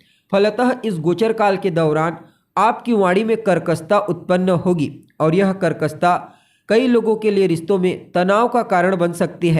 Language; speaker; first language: Hindi; native; Hindi